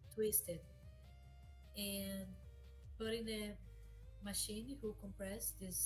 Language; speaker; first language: English; non-native, learner; Portuguese